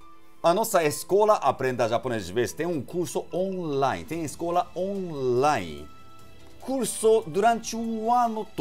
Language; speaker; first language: Portuguese; non-native, fluent; Japanese